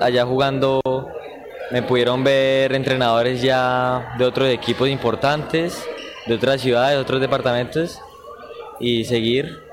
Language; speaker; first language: Spanish; native; Spanish